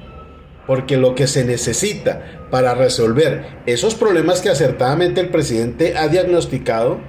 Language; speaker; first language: Spanish; native; Spanish